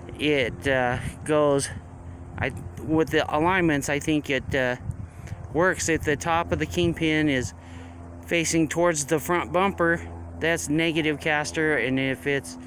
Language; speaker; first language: English; native; English